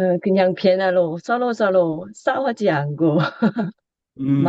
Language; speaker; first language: Korean; non-native, learner; Thai